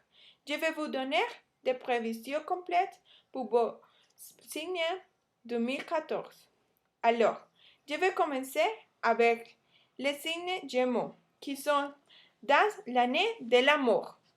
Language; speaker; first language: French; non-native, learner; Spanish